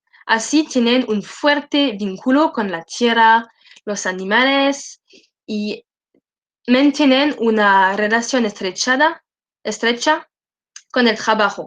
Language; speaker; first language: Spanish; non-native, learner; French